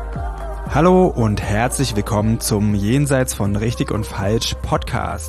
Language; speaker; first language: German; native; German